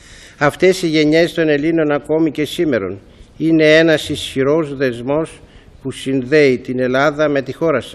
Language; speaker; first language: Greek; native; Greek